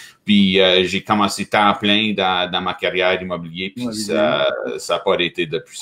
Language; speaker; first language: French; native; French